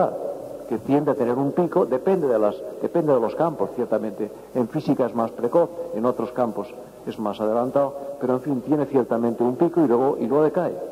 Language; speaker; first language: Spanish; native; Spanish